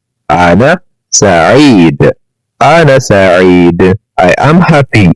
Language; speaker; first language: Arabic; non-native, learner; Amharic